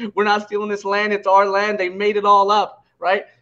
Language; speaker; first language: English; native; English